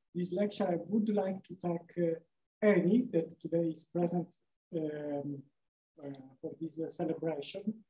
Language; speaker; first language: English; non-native, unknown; Italian